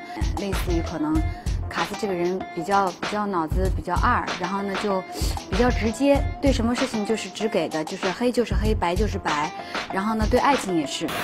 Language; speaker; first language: Chinese; native; Chinese